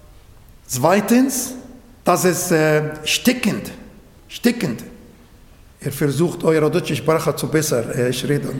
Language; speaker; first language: German; non-native, fluent; Arabic